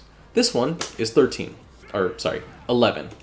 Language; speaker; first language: English; native; English